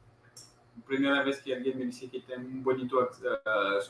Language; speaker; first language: Portuguese; non-native, learner; French